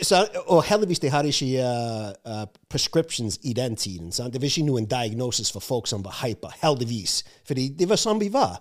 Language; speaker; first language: Norwegian; non-native, fluent; English